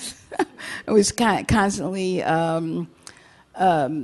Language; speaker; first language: English; native; English